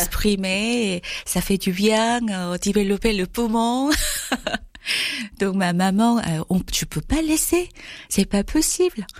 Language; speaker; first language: French; non-native, fluent; Korean